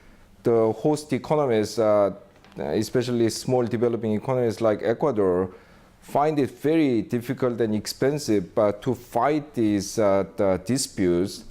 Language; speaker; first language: English; non-native, fluent; Korean